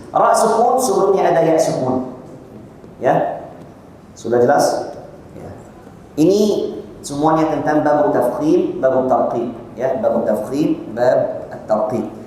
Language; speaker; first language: Malay; non-native, fluent; Arabic